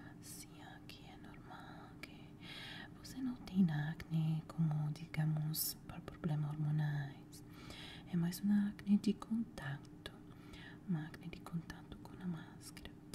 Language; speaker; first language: Portuguese; non-native, fluent; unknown